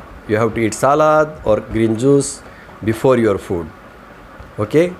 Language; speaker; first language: English; non-native, learner; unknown